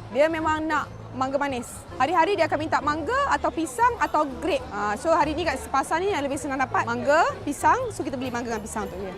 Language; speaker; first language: Malay; native; Malay